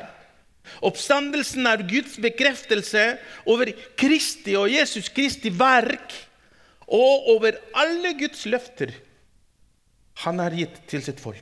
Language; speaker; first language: Norwegian; non-native, fluent; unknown